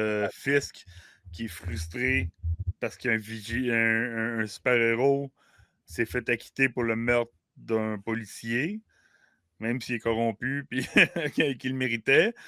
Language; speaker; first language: French; native; French